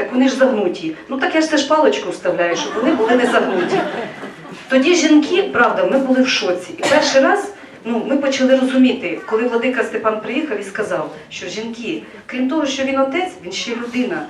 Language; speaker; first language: Ukrainian; native; Ukrainian